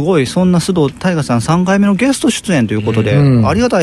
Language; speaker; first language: Japanese; native; Japanese